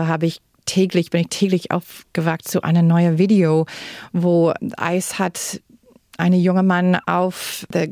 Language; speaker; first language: German; non-native, fluent; English